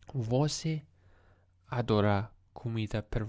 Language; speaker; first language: Portuguese; non-native, learner; English